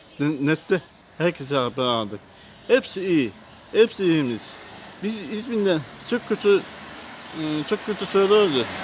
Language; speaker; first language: Turkish; non-native, learner; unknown